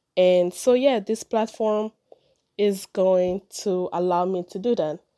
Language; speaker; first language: English; early bilingual, other home language; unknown